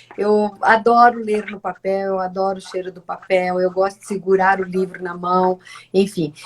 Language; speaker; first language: Portuguese; native; Portuguese